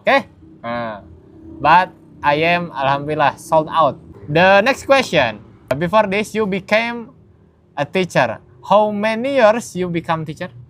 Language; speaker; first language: English; non-native, learner; Indonesian